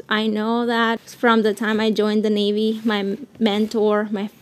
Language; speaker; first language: English; early bilingual, other home language; Spanish